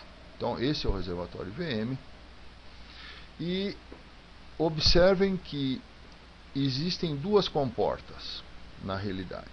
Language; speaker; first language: Portuguese; native; Portuguese